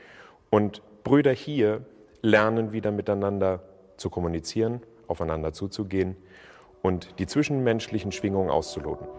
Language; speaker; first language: German; native; German